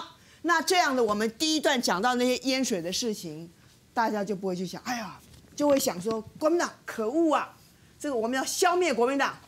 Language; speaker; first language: Chinese; native; Chinese